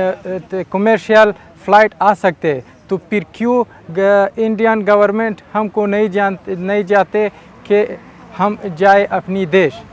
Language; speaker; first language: Hindi; non-native, fluent; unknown